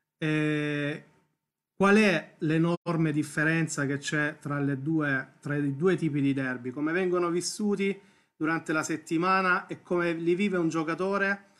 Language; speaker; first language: Italian; native; Italian